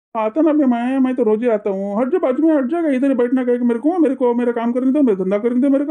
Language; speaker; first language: Hindi; non-native, local second language; Marathi